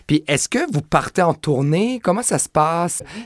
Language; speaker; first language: French; native; French